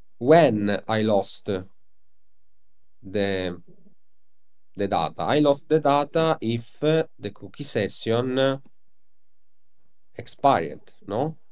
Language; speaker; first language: English; non-native, learner; Italian